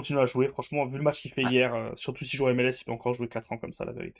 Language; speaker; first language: French; native; French